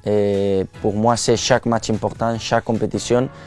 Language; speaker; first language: French; non-native, fluent; Spanish